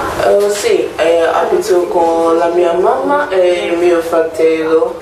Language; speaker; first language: Italian; non-native, learner; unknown